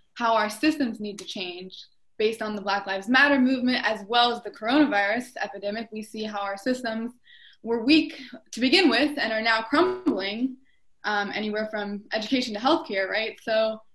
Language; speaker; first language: English; native; English